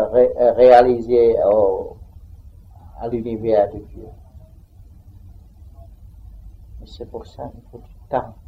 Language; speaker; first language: French; non-native, learner; Vietnamese